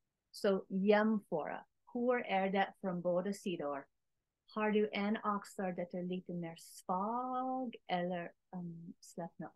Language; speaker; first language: Swedish; non-native, learner; English